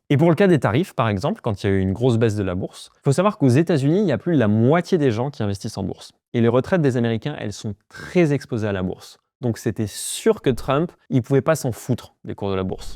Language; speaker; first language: French; native; French